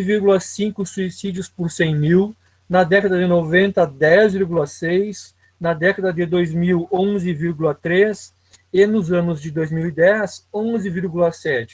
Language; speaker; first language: Portuguese; native; Portuguese